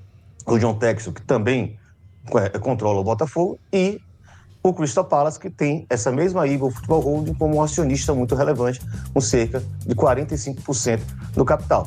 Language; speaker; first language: Portuguese; native; Portuguese